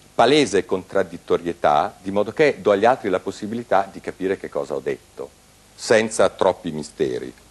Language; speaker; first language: Italian; native; Italian